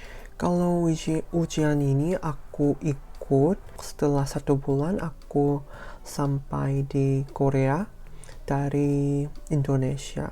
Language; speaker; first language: Indonesian; non-native, fluent; Korean